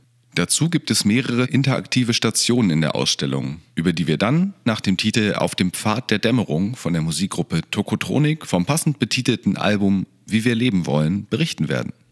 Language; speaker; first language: German; native; German